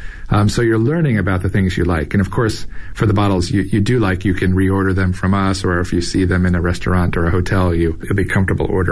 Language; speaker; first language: English; native; English